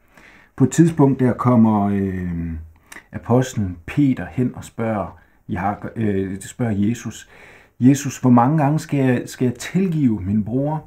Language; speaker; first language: Danish; native; Danish